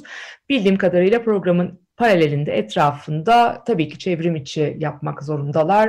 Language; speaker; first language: Turkish; native; Turkish